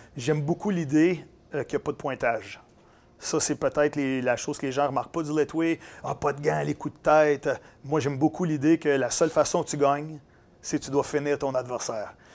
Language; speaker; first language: French; native; French